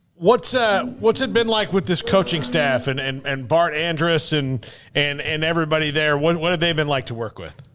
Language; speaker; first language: English; native; English